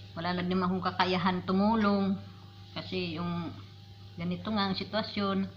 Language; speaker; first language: Filipino; non-native, local second language; Cebuano